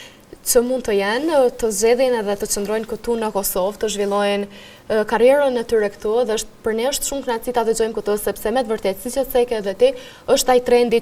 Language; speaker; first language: Albanian; native; Albanian